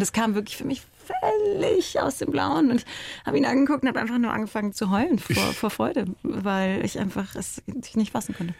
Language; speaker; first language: German; native; German